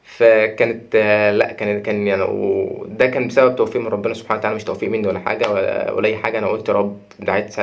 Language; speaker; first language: Arabic; native; Arabic